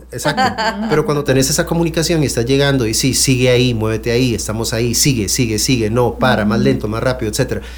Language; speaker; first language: Spanish; non-native, fluent; French